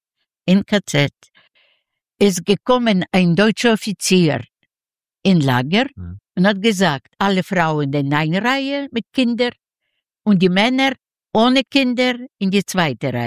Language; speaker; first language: German; non-native, learner; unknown